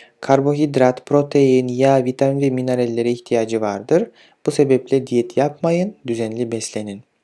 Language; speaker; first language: Turkish; non-native, fluent; Kyrgyz